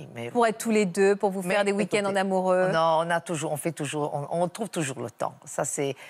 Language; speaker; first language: French; non-native, fluent; Italian